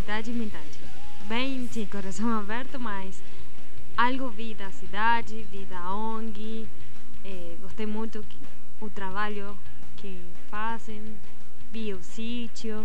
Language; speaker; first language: Portuguese; non-native, learner; Spanish